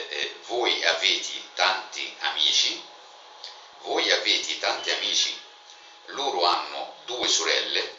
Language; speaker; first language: Italian; non-native, fluent; Arabic